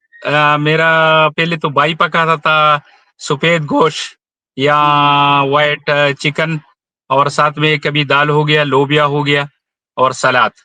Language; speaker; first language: Hindi; non-native, local second language; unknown